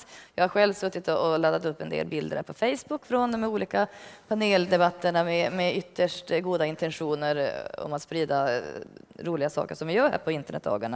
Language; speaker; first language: Swedish; native; Swedish